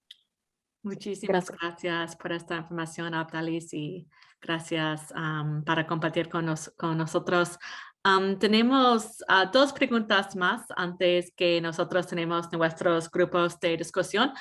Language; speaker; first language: Spanish; non-native, fluent; English